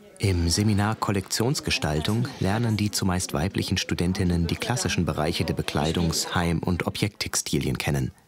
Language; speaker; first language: German; native; German